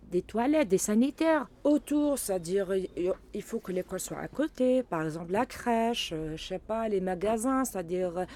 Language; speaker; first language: French; non-native, local second language; Arabic